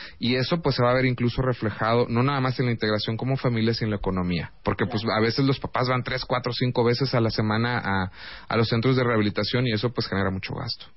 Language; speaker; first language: Spanish; native; Spanish